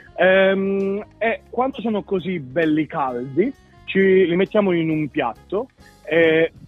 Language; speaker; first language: Italian; native; Italian